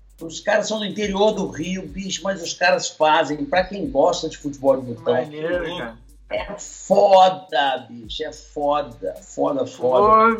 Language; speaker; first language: Portuguese; early bilingual, heritage; English